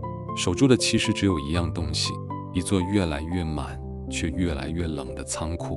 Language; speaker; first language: Chinese; native; Chinese